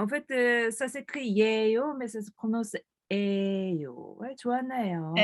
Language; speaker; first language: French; non-native, fluent; Korean